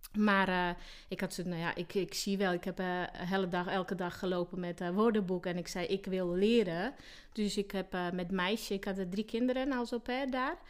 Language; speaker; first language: Dutch; non-native, fluent; Slovak